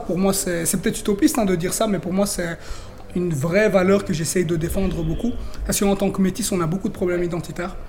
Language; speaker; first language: French; native; French